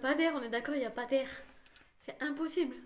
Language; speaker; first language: French; native; French